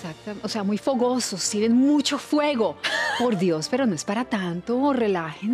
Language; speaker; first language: Spanish; native; Spanish